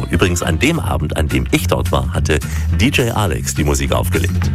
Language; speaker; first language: German; native; German